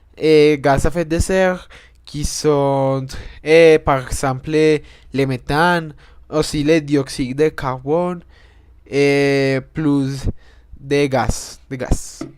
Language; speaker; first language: French; non-native, learner; Spanish